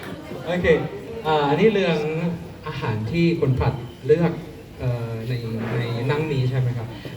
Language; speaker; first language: Thai; non-native, fluent; Indonesian